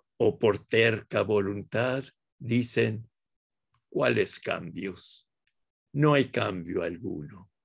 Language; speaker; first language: Spanish; early bilingual, heritage; Spanish